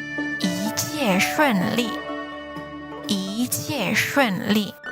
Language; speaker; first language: Chinese; non-native, fluent; Indonesian